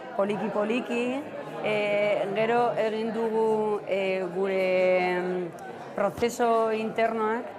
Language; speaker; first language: Basque; non-native, local second language; Spanish